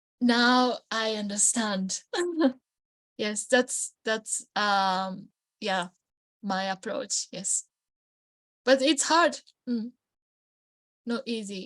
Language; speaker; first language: English; non-native, learner; Japanese